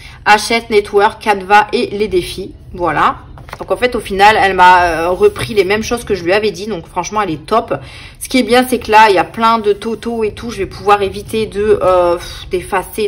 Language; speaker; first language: French; native; French